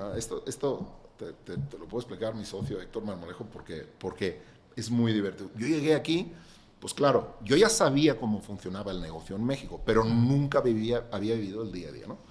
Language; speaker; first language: Spanish; non-native, local second language; Catalan